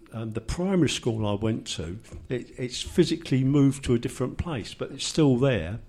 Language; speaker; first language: English; native; English